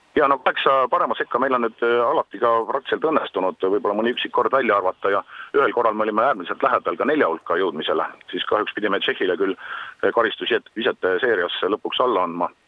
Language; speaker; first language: Estonian; native; Estonian